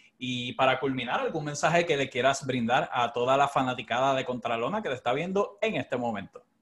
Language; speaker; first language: Spanish; native; Spanish